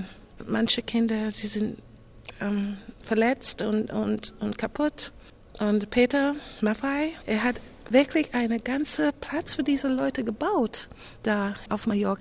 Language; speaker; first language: German; non-native, fluent; English